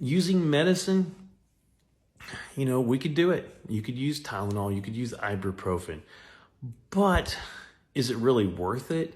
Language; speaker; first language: English; native; English